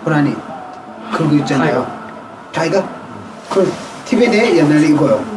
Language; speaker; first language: Korean; non-native, learner; Tibetan